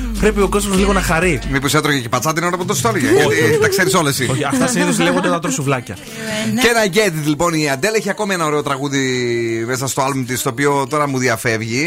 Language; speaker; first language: Greek; native; Greek